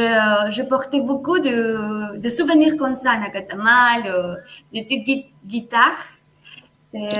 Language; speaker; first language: French; non-native, fluent; Spanish